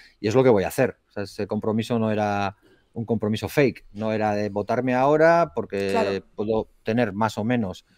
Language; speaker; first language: Spanish; native; Spanish